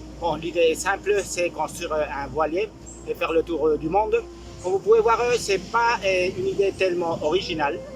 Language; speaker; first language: French; non-native, fluent; Spanish